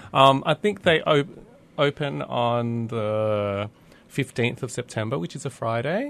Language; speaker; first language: English; early bilingual, other home language; Vietnamese